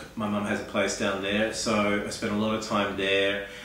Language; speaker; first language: English; native; English